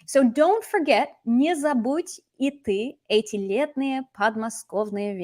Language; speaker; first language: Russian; non-native, fluent; English